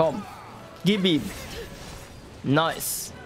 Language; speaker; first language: German; native; German